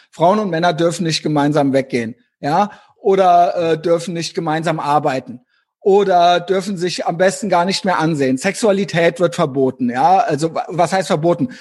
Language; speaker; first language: German; native; German